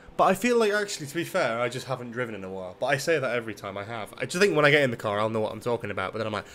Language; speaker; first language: English; native; English